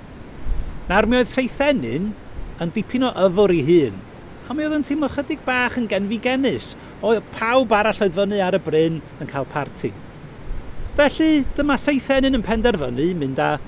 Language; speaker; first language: Welsh; native; Welsh